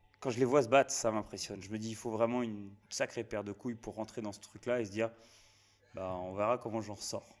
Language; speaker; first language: French; native; French